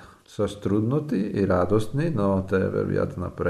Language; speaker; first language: Bulgarian; non-native, fluent; Italian